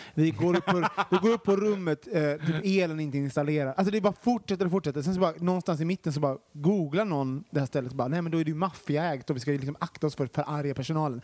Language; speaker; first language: Swedish; native; Swedish